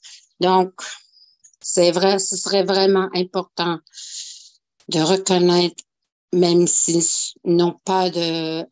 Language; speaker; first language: French; non-native, local second language; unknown